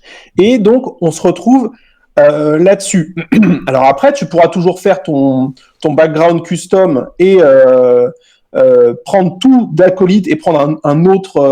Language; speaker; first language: French; native; French